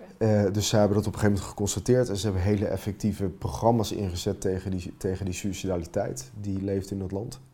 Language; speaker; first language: Dutch; non-native, fluent; Finnish